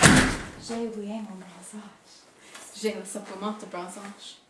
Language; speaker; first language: French; non-native, learner; English